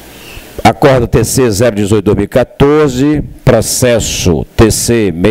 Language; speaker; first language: Portuguese; native; Portuguese